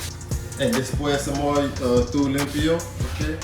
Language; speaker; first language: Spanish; non-native, learner; English